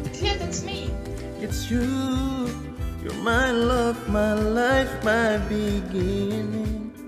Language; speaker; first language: English; non-native, fluent; Indonesian